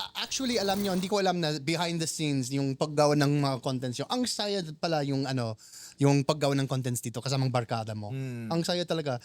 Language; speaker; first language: Filipino; non-native, fluent; English